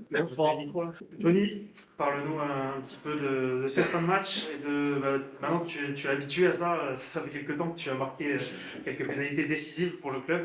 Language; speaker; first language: French; native; French